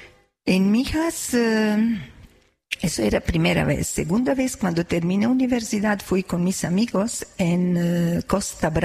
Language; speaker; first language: Spanish; non-native, learner; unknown